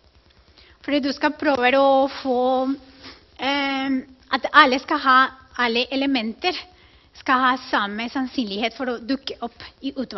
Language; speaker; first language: Norwegian; non-native, fluent; Spanish